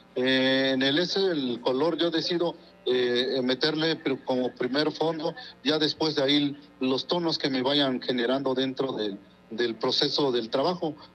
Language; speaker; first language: Spanish; non-native, local second language; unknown